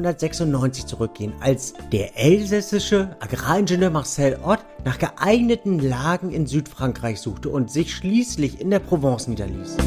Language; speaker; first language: German; native; German